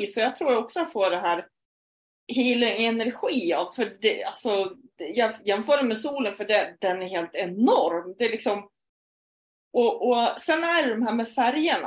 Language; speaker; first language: Swedish; native; Swedish